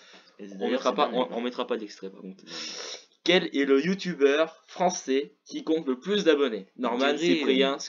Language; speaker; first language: French; native; French